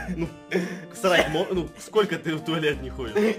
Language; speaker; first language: Russian; native; Russian